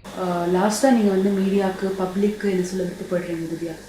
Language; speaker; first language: Tamil; native; Tamil